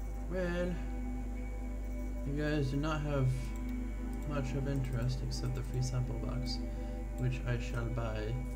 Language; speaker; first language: English; non-native, learner; French